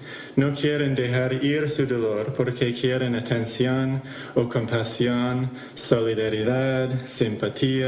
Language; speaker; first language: Spanish; non-native, fluent; English